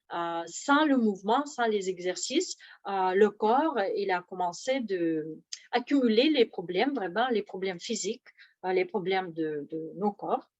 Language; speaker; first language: French; non-native, fluent; Russian